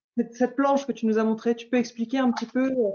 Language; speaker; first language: French; native; French